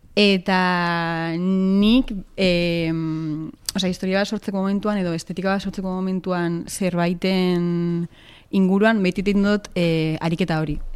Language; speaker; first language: Basque; native; Basque